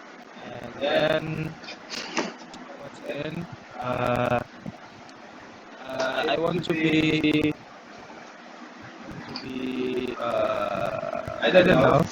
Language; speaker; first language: English; non-native, learner; Indonesian